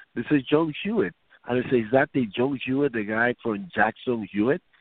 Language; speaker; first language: English; non-native, fluent; Spanish